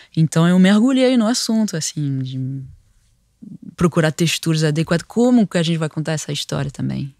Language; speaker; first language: Portuguese; non-native, fluent; French